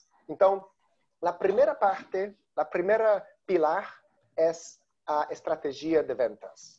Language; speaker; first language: Spanish; non-native, learner; Portuguese